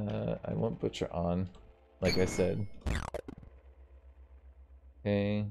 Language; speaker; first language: English; native; English